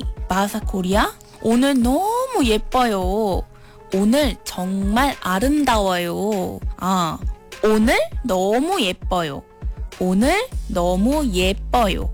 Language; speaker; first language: Korean; non-native, learner; Malay